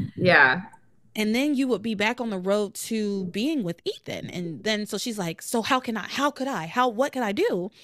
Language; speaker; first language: English; native; English